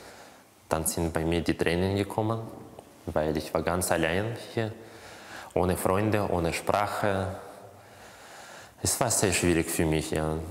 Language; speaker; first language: German; non-native, fluent; Russian